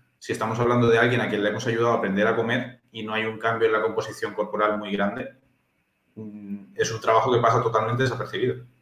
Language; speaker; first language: Spanish; native; Spanish